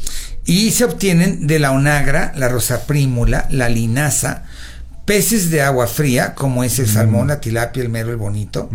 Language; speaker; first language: Spanish; native; Spanish